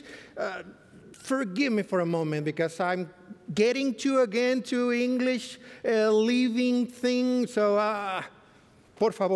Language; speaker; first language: English; non-native, fluent; Spanish